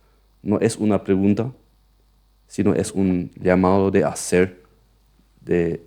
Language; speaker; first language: Spanish; non-native, local second language; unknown